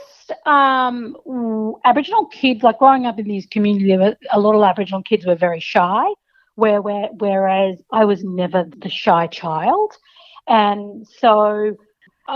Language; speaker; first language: English; native; English